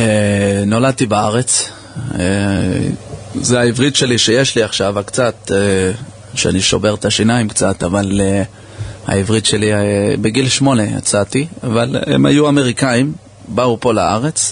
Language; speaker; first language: Hebrew; early bilingual, heritage; English